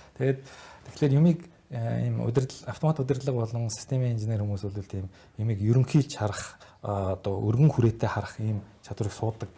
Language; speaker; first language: Mongolian; native; Mongolian